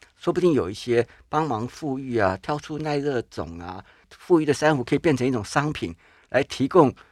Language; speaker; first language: Chinese; native; Chinese